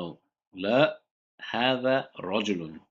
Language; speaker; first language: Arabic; non-native, fluent; English